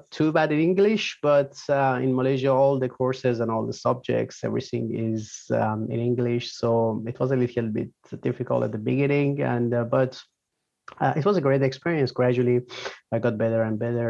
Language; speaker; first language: English; non-native, fluent; Persian